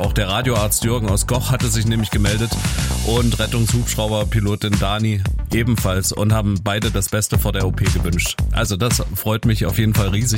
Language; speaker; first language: German; native; German